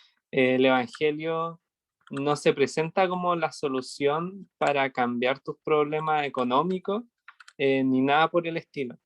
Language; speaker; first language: Spanish; native; Spanish